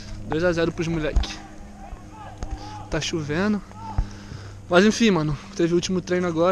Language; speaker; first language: Portuguese; native; Portuguese